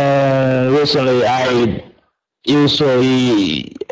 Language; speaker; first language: English; non-native, learner; Vietnamese